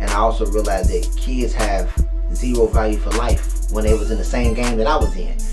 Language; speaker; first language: English; native; English